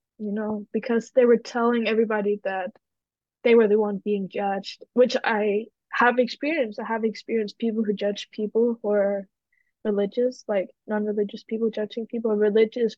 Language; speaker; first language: English; non-native, fluent; Danish